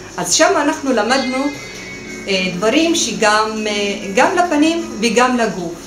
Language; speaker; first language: Hebrew; non-native, local second language; Arabic